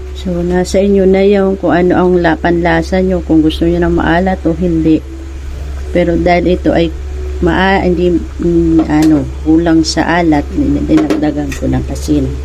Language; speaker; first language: Filipino; native; Filipino